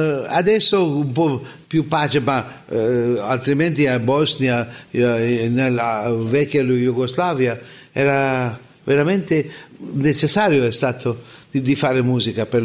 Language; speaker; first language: Italian; non-native, fluent; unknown